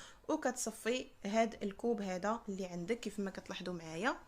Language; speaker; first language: Arabic; native; Arabic